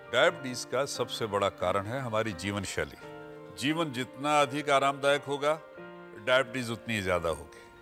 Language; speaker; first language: Hindi; native; Hindi